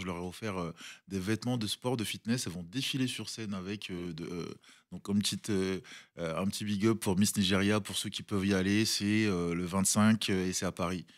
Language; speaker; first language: French; early bilingual, other home language; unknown